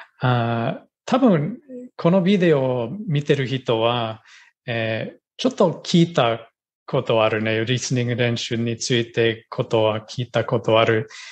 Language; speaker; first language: Japanese; non-native, learner; English